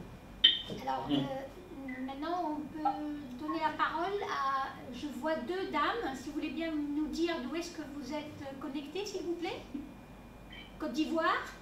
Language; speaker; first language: French; native; French